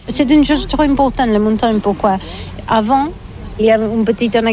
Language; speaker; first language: French; non-native, learner; Catalan